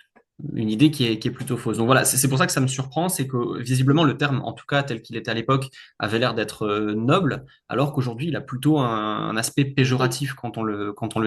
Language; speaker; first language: French; native; French